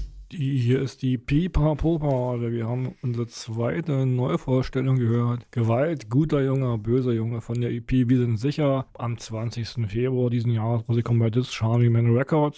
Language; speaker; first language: German; native; German